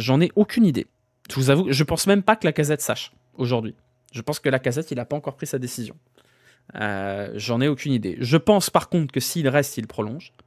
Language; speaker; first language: French; native; French